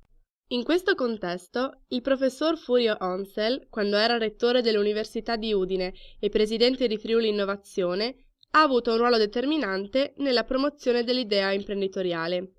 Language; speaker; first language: Italian; native; Italian